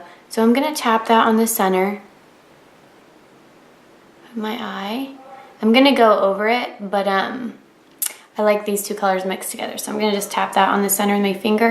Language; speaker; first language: English; native; English